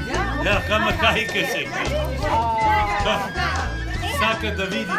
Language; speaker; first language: Dutch; non-native, fluent; Macedonian